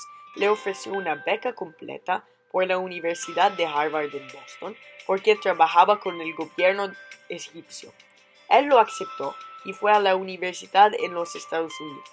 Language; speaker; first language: Spanish; non-native, fluent; English